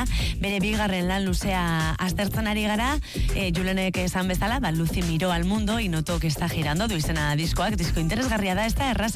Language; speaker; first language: Basque; native; Basque